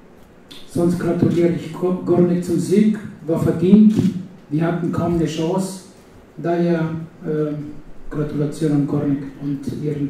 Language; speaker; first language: German; non-native, fluent; Italian